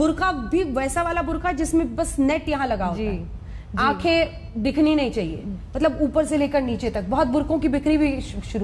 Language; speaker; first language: Hindi; native; Hindi